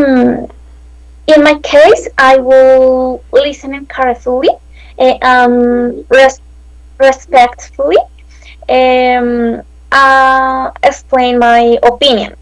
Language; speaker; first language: English; non-native, learner; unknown